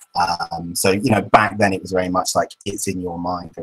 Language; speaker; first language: English; native; English